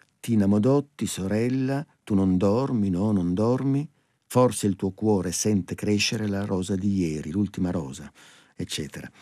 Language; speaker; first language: Italian; native; Italian